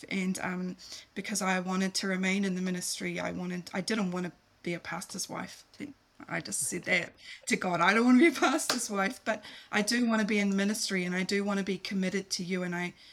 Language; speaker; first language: English; native; English